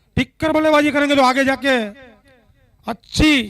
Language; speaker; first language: Hindi; non-native, local second language; Gujarati